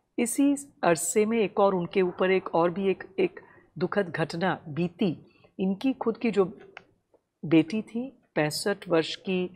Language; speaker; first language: Hindi; non-native, local second language; Tamil